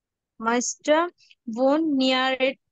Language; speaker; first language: German; non-native, learner; Bangla